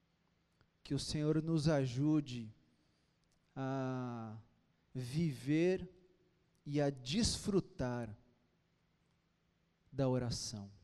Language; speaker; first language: Portuguese; native; Portuguese